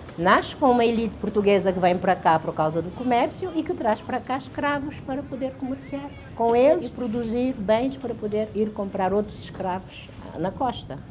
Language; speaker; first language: Portuguese; non-native, local second language; Kabuverdianu